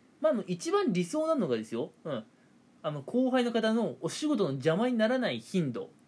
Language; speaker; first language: Japanese; native; Japanese